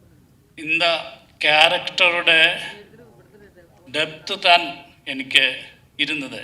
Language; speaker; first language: Tamil; non-native, learner; Malayalam